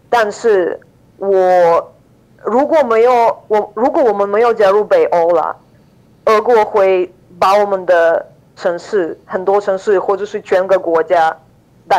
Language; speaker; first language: Chinese; non-native, fluent; Ukrainian